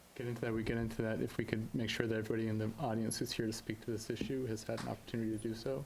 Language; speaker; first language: English; native; English